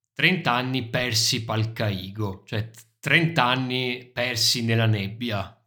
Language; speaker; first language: Italian; native; Italian